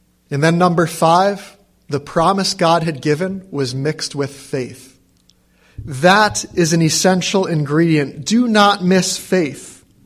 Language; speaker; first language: English; native; English